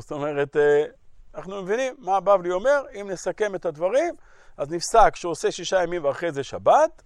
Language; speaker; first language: Hebrew; native; Hebrew